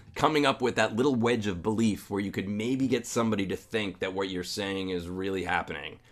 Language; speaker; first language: English; native; English